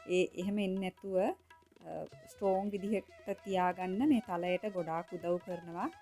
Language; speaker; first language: Sinhala; non-native, local second language; Tamil